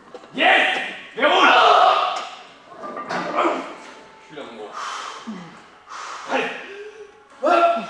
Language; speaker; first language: French; native; French